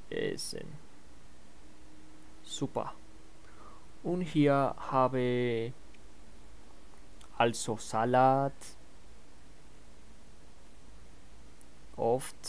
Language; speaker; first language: German; non-native, learner; Spanish